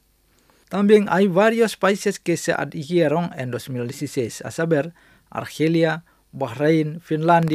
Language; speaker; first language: Spanish; non-native, fluent; Indonesian